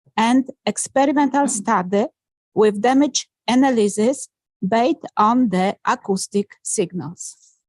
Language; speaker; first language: English; non-native, fluent; Polish